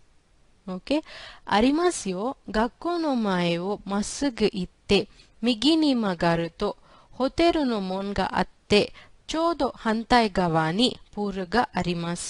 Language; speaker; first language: Japanese; non-native, fluent; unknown